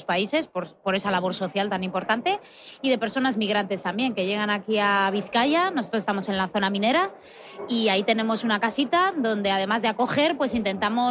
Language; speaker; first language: Spanish; native; Spanish